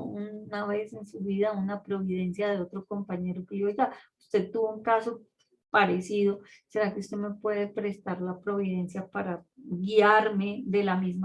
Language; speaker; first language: Spanish; native; Spanish